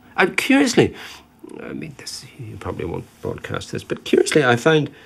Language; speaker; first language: English; native; English